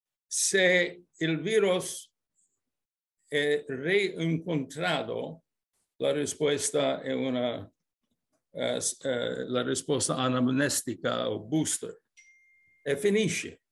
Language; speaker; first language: Italian; early bilingual, heritage; English